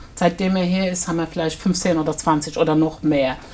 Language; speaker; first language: German; non-native, fluent; Turkish